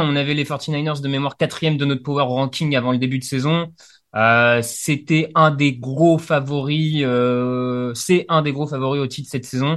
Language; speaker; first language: French; native; French